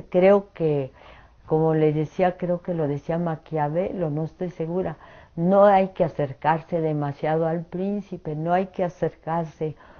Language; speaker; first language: Spanish; early bilingual, other home language; French